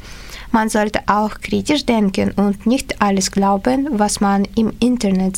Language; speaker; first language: German; non-native, learner; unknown